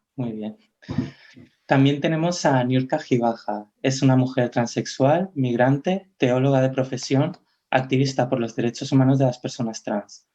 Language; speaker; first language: Spanish; native; Spanish